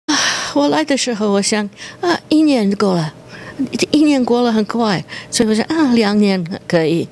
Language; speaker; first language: Chinese; non-native, fluent; English